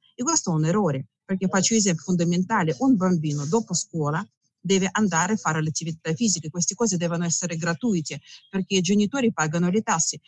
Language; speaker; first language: Italian; non-native, fluent; Russian